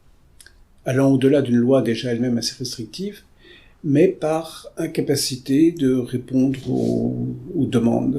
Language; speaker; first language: French; native; French